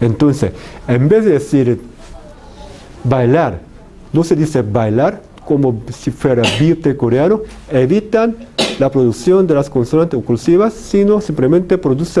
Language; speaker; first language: Spanish; non-native, fluent; Korean